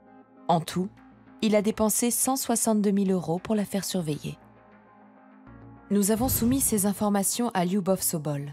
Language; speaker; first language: French; native; French